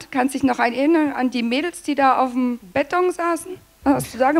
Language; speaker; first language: German; native; German